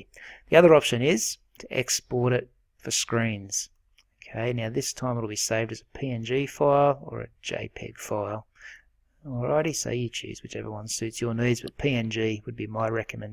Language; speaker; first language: English; native; English